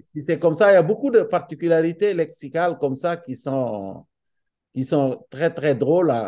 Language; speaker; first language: French; non-native, local second language; Serer